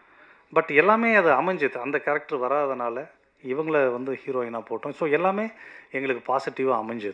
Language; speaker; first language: Tamil; native; Tamil